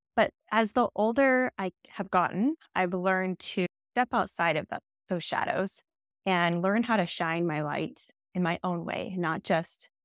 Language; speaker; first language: English; native; English